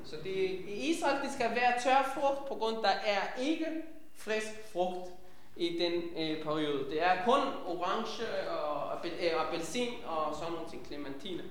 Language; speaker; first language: Danish; non-native, fluent; Hebrew